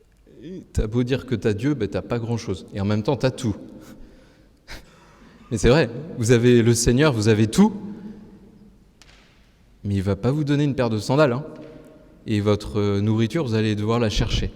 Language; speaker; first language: French; native; French